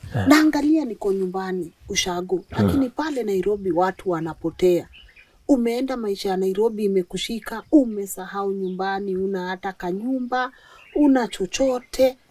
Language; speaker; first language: Swahili; native; Swahili